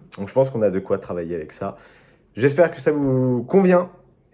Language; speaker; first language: French; native; French